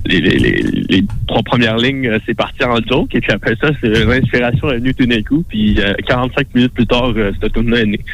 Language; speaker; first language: French; non-native, local second language; Innu-aimun